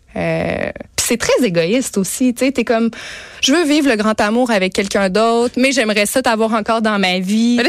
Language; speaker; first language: French; native; French